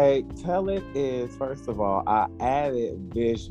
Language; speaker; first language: English; native; English